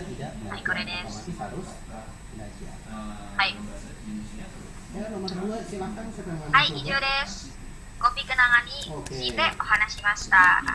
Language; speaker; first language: Japanese; non-native, learner; Indonesian